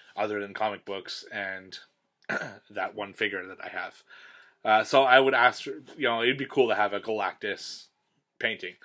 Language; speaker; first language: English; native; English